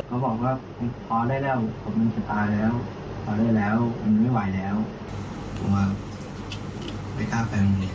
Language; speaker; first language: Thai; native; Thai